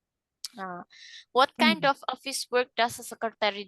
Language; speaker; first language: English; non-native, fluent; Indonesian